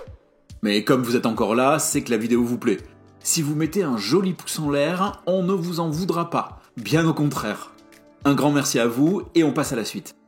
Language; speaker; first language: French; native; French